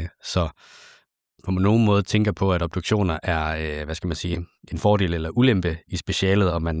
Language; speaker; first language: Danish; native; Danish